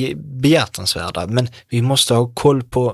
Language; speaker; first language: Swedish; native; Swedish